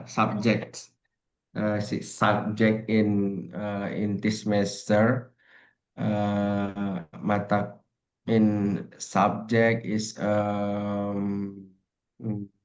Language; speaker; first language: English; non-native, learner; Indonesian